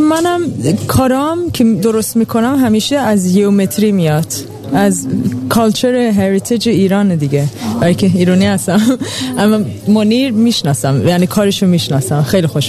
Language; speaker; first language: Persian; early bilingual, heritage; Persian